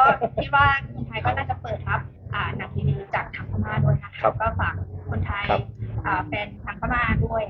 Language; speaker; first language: Thai; non-native, fluent; Burmese